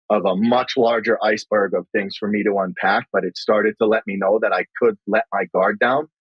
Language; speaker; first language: English; native; English